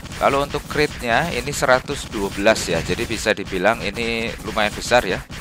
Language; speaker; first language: Indonesian; native; Indonesian